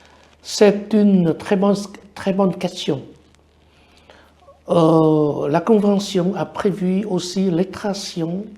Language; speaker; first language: French; non-native, fluent; Vietnamese